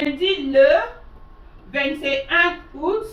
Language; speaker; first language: French; non-native, fluent; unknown